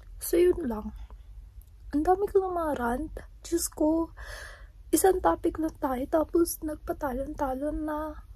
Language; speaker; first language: Filipino; native; Filipino